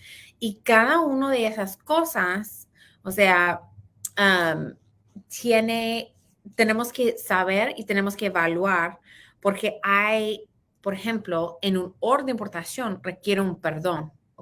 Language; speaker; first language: Spanish; early bilingual, heritage; Spanish